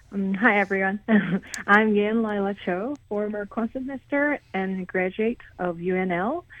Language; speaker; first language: English; non-native, fluent; Korean